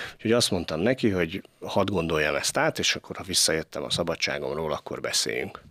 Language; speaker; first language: Hungarian; native; Hungarian